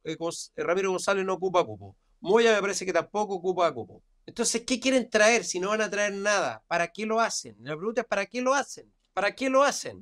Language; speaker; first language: Spanish; native; Spanish